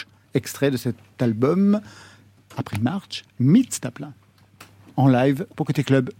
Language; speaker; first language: French; native; French